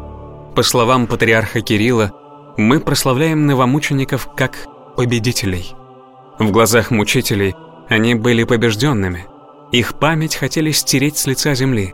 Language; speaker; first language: Russian; native; Russian